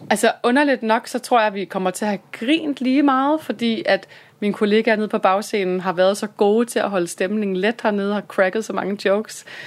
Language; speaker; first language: Danish; native; Danish